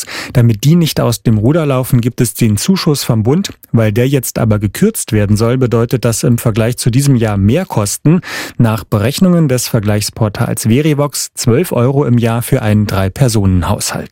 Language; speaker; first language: German; native; German